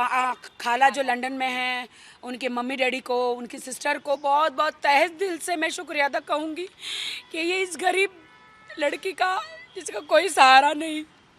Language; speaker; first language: Hindi; native; Hindi